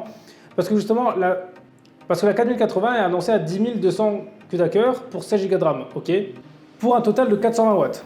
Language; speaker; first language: French; native; French